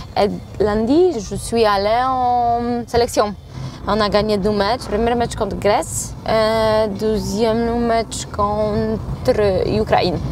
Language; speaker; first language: French; non-native, learner; Polish